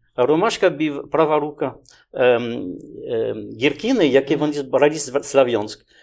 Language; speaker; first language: Ukrainian; non-native, learner; French